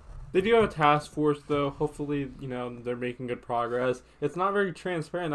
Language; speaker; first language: English; native; English